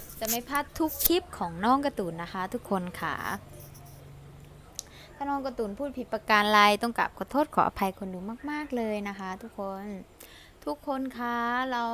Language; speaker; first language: Thai; early bilingual, other home language; Lao